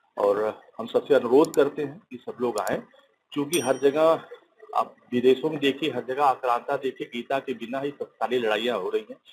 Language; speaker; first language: Hindi; native; Hindi